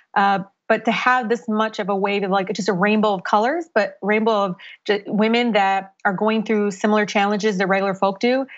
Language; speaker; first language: English; native; English